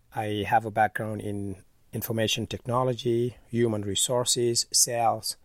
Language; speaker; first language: English; non-native, fluent; Wolof